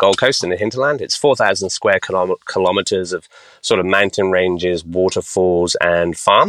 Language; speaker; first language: English; native; English